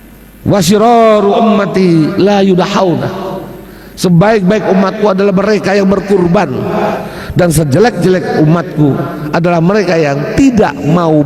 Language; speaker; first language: Indonesian; native; Indonesian